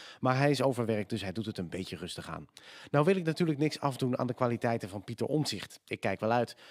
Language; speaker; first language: Dutch; native; Dutch